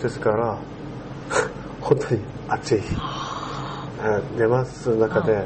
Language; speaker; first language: Japanese; non-native, learner; Korean